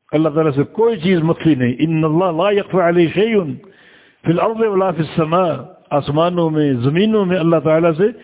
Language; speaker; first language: Urdu; native; Urdu